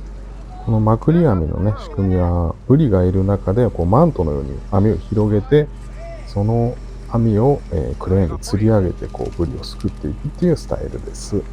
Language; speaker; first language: Japanese; native; Japanese